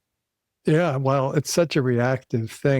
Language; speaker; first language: English; native; English